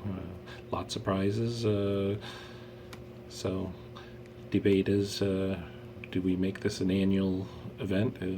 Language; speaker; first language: English; native; English